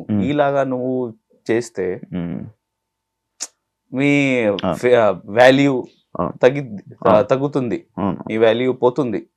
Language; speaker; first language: Telugu; non-native, learner; Hindi